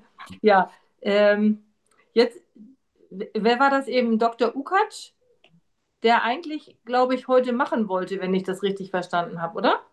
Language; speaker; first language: German; non-native, learner; Turkish